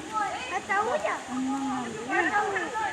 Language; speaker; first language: Russian; non-native, local second language; Uzbek